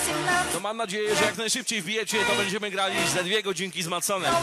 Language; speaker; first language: Polish; native; Polish